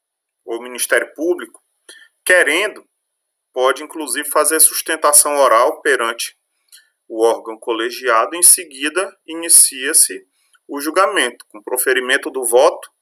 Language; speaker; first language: Portuguese; native; Portuguese